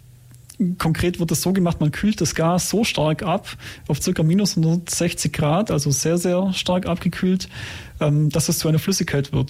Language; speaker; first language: German; native; German